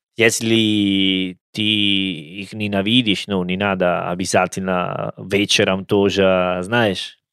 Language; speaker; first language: Russian; non-native, learner; Italian